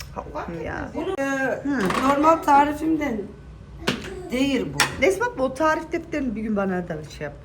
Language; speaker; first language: Turkish; early bilingual, other home language; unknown